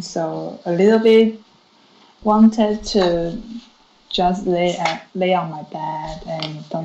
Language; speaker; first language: English; non-native, learner; Chinese